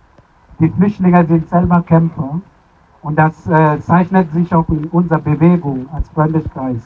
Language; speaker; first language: German; non-native, fluent; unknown